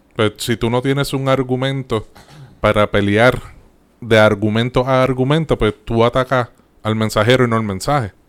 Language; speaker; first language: Spanish; native; Spanish